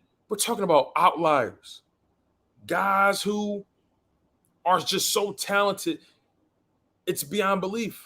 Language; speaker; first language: English; native; English